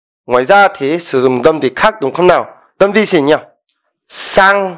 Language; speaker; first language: Vietnamese; non-native, fluent; Korean